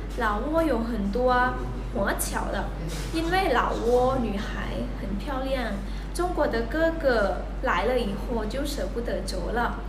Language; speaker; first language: Chinese; non-native, fluent; Lao